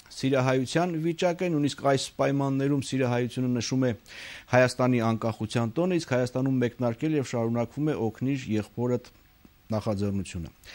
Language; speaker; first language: Armenian; native; Armenian